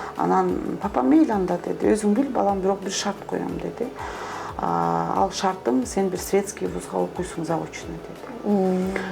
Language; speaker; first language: Kyrgyz; non-native, local second language; Russian